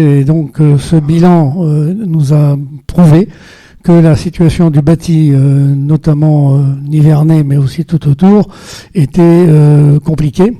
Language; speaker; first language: French; native; French